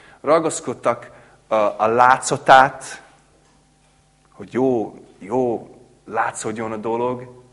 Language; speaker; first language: Hungarian; non-native, fluent; English